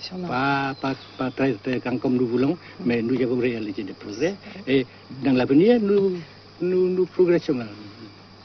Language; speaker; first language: French; non-native, fluent; Vietnamese